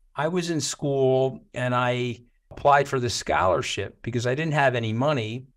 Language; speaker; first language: English; native; English